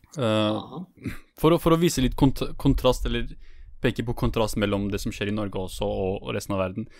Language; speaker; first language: Norwegian; native; Norwegian